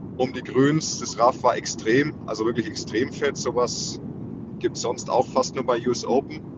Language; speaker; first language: German; native; German